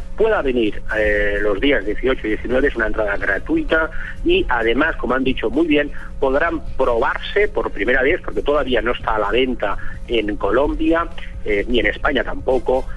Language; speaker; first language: Spanish; native; Spanish